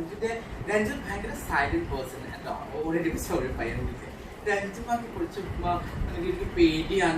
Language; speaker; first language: Malayalam; non-native, learner; Assamese